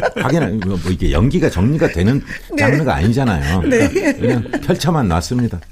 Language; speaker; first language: Korean; native; Korean